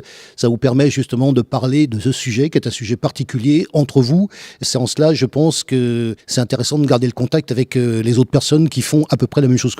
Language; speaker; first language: French; native; French